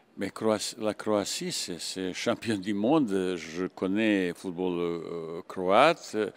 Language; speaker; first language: French; non-native, fluent; Bosnian